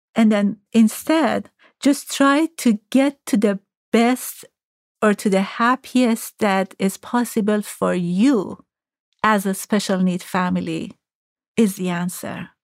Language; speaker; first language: English; non-native, fluent; Persian